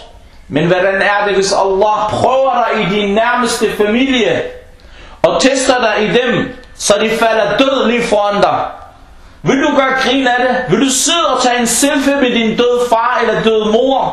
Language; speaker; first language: Danish; non-native, local second language; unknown